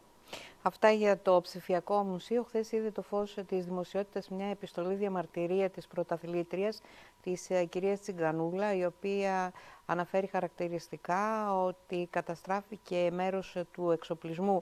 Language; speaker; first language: Greek; native; Greek